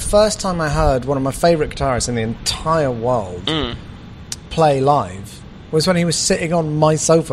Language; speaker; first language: English; native; English